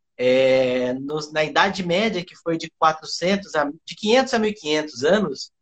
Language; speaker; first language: Portuguese; early bilingual, other home language; Japanese